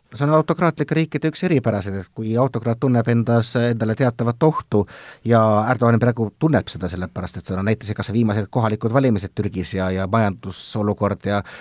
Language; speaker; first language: Estonian; native; Estonian